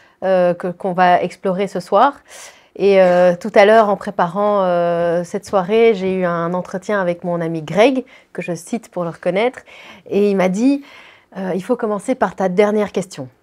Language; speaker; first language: French; native; French